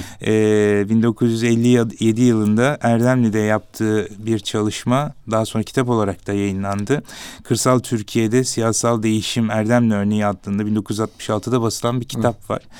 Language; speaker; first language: Turkish; native; Turkish